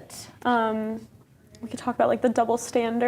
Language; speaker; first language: English; native; English